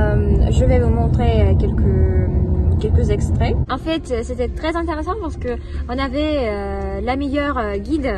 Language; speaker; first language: French; non-native, fluent; Russian